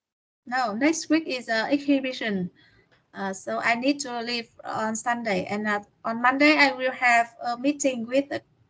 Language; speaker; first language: English; non-native, learner; Vietnamese